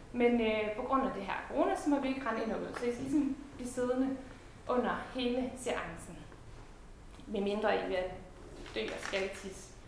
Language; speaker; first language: Danish; native; Danish